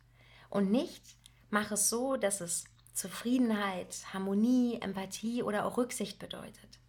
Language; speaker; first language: German; native; German